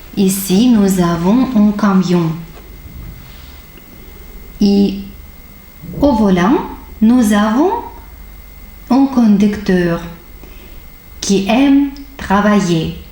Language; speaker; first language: French; non-native, fluent; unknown